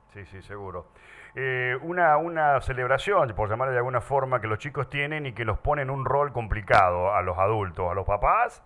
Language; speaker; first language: Spanish; native; Spanish